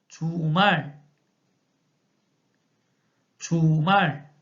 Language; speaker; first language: Korean; non-native, fluent; Chinese